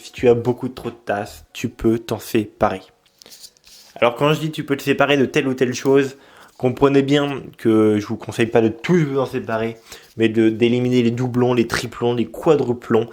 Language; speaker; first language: French; native; French